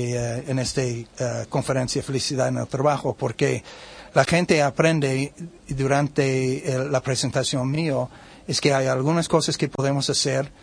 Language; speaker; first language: Spanish; non-native, learner; English